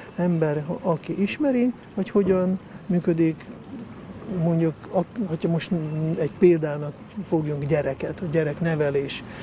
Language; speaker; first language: Hungarian; non-native, local second language; Russian